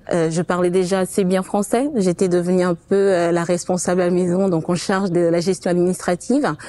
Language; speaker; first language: French; non-native, fluent; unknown